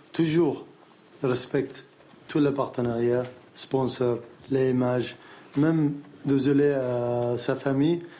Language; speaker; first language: French; non-native, learner; Arabic